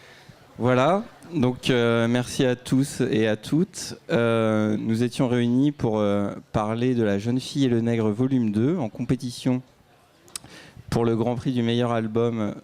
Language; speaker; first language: French; native; French